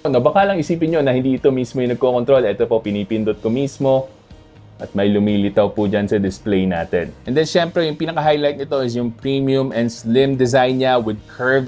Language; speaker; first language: Filipino; native; Filipino